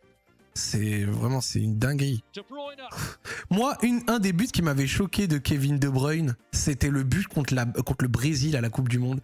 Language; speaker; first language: French; native; French